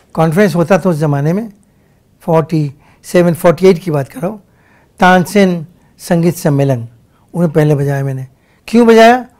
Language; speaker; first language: Hindi; non-native, local second language; Bangla